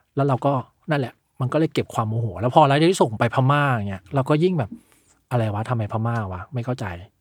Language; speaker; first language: Thai; early bilingual, other home language; Chinese